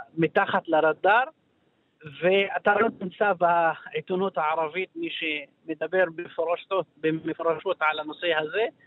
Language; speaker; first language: Hebrew; non-native, local second language; Arabic